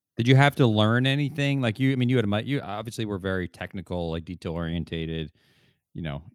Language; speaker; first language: English; native; English